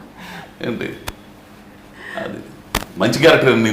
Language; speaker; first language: Telugu; native; Telugu